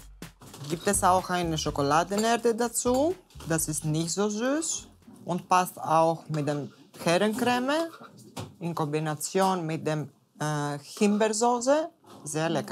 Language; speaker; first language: German; non-native, fluent; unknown